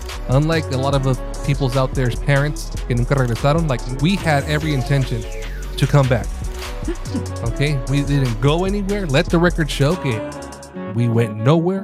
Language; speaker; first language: English; early bilingual, other home language; Spanish